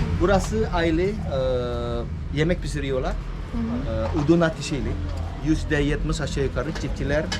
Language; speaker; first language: Turkish; non-native, learner; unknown